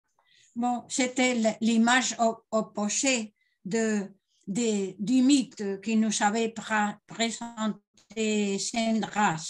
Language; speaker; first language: French; non-native, learner; Spanish